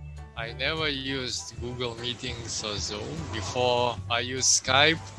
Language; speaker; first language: English; non-native, fluent; Russian